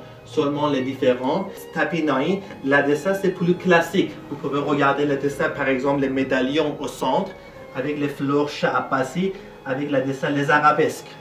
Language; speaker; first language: French; non-native, learner; Persian